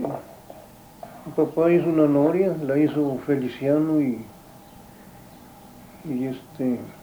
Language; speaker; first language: Spanish; native; Spanish